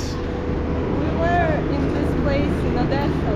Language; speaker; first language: English; non-native, fluent; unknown